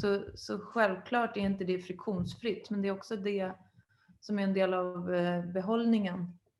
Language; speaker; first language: Swedish; native; Swedish